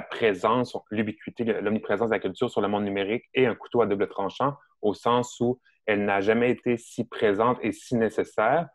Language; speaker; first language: French; native; French